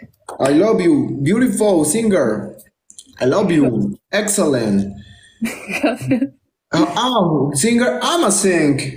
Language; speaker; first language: English; non-native, learner; Spanish